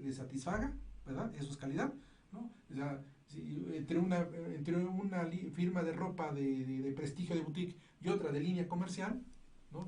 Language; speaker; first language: Spanish; native; Spanish